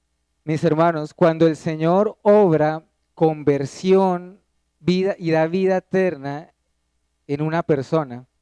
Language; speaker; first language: Spanish; native; Spanish